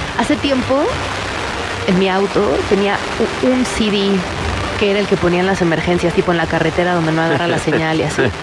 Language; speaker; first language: Spanish; native; Spanish